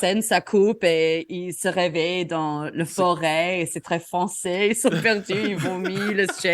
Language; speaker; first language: French; non-native, fluent; English